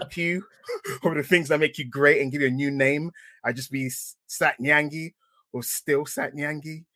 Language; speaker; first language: English; native; English